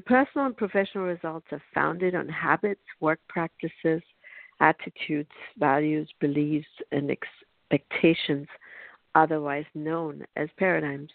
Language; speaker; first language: English; non-native, fluent; German